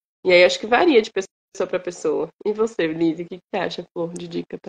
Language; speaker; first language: Portuguese; native; Portuguese